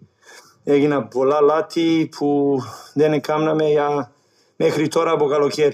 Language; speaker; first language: Greek; non-native, learner; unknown